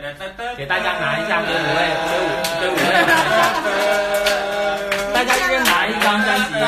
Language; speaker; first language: Chinese; native; Chinese